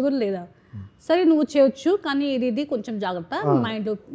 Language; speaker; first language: Telugu; non-native, learner; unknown